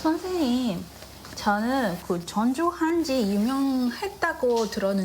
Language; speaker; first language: Korean; non-native, learner; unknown